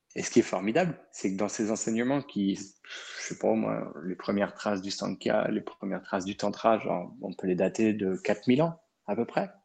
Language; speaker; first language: French; early bilingual, other home language; Arabic